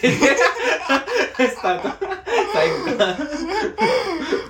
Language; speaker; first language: Japanese; native; Japanese